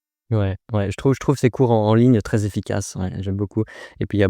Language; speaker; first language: French; native; French